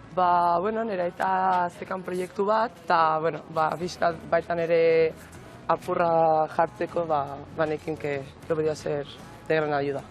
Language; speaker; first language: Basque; early bilingual, heritage; Basque